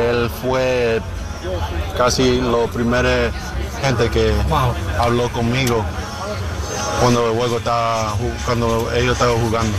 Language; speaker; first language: Spanish; early bilingual, heritage; Spanish